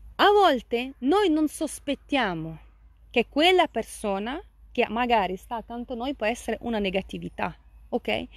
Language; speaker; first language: Italian; non-native, fluent; Russian